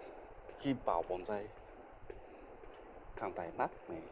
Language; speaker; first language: Vietnamese; non-native, learner; Japanese